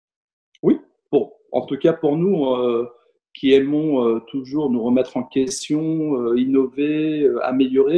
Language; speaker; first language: French; native; French